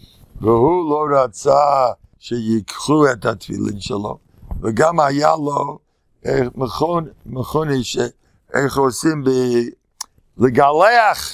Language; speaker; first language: Hebrew; non-native, fluent; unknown